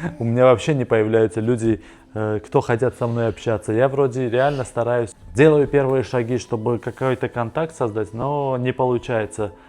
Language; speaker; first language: Russian; non-native, local second language; Armenian